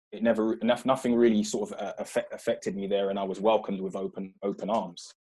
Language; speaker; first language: English; native; English